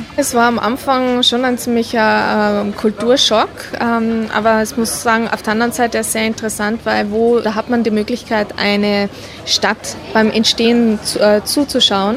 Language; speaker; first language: German; native; German